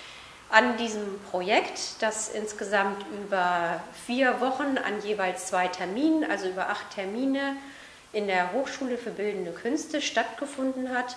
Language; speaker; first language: German; native; German